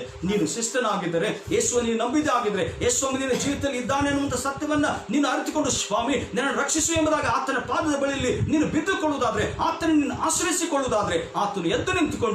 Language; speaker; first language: Kannada; native; Kannada